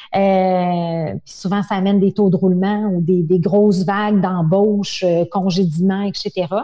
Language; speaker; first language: French; native; French